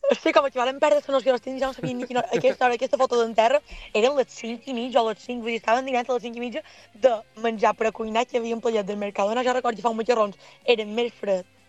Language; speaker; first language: Catalan; native; Catalan